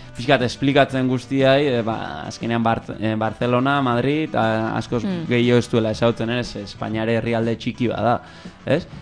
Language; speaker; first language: Basque; native; Basque